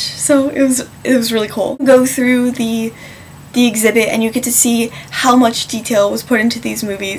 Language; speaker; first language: English; native; English